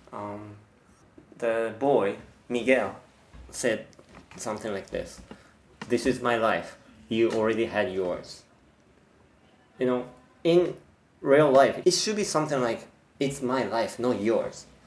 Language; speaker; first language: English; non-native, fluent; Japanese